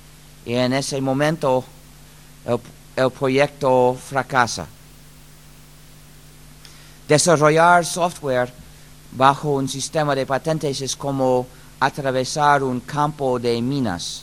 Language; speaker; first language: Spanish; non-native, fluent; English